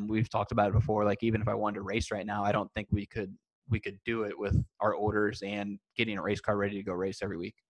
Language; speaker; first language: English; native; English